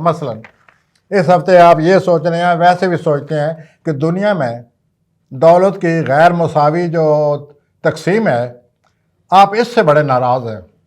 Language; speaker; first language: Urdu; native; Urdu